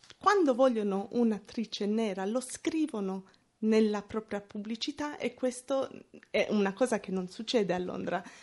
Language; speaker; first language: Italian; non-native, fluent; English